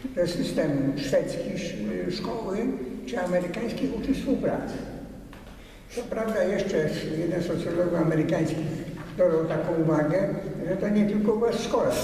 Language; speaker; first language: Polish; early bilingual, heritage; Polish